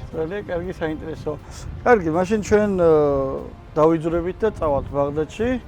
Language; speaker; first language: Georgian; native; Georgian